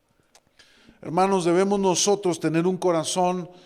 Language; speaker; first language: Spanish; native; Spanish